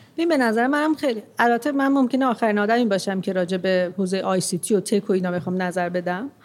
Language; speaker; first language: Persian; non-native, local second language; Armenian